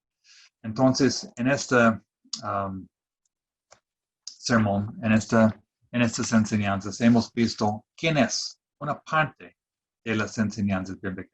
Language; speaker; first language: Spanish; non-native, fluent; English